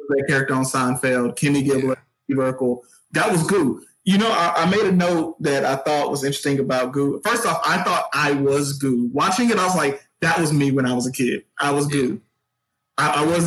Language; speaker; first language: English; native; English